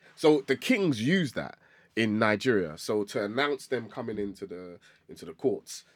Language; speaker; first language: English; native; English